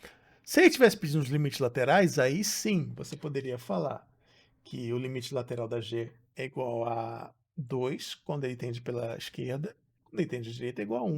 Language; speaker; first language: Portuguese; native; Portuguese